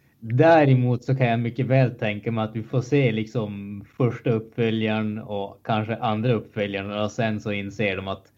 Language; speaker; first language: Swedish; native; Swedish